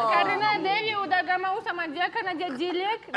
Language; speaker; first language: Indonesian; non-native, learner; Russian